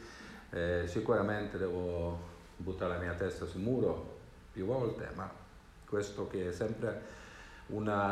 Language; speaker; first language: Italian; non-native, learner; Swedish